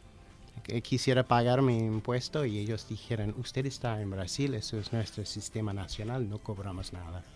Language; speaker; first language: Spanish; non-native, fluent; English